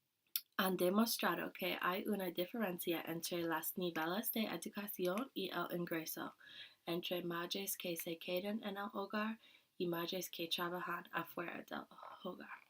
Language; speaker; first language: Spanish; non-native, learner; English